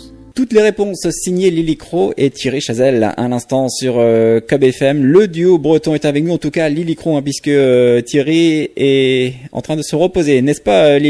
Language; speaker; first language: French; native; French